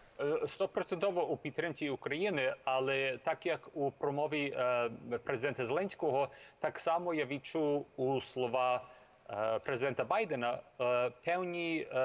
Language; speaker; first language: Ukrainian; early bilingual, heritage; English